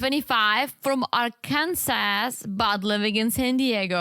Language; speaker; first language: English; native; English